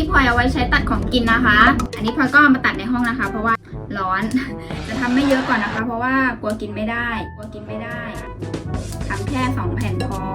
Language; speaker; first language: Thai; native; Thai